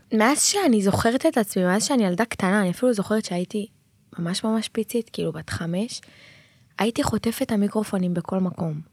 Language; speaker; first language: Hebrew; native; Hebrew